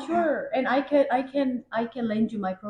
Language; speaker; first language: English; non-native, fluent; Korean